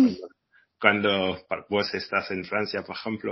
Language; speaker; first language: Spanish; non-native, fluent; French